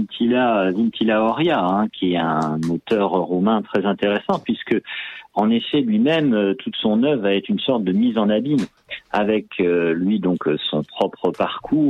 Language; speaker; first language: French; native; French